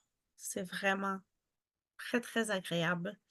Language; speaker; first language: French; native; French